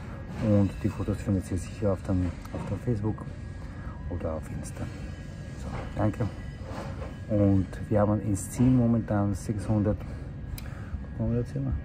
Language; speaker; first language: German; non-native, fluent; Slovak